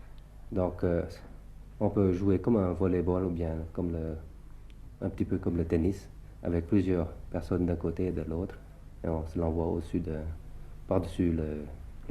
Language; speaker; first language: French; early bilingual, other home language; Thai